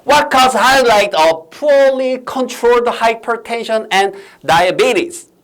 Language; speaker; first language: English; non-native, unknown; Korean